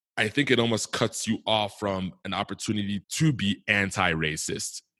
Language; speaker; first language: English; native; English